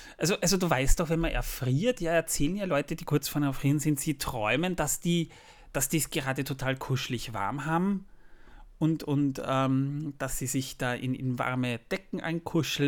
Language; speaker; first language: German; native; German